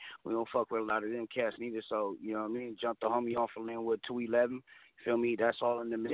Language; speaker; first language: English; native; English